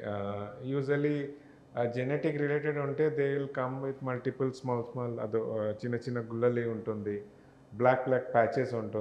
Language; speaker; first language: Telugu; non-native, learner; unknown